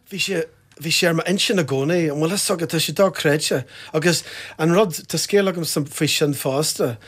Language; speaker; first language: Irish; non-native, local second language; English